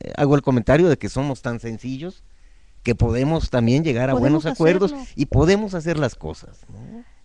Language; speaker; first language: Spanish; native; Spanish